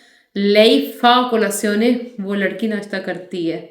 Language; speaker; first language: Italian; non-native, fluent; Urdu